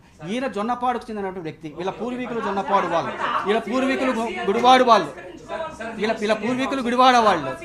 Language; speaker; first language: Telugu; native; Telugu